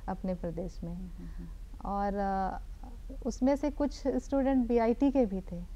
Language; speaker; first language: Hindi; native; Hindi